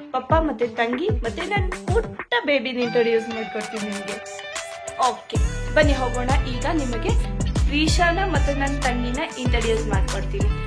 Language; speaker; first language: Kannada; native; Kannada